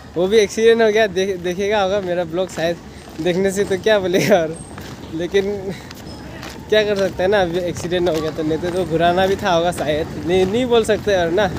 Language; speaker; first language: Hindi; non-native, local second language; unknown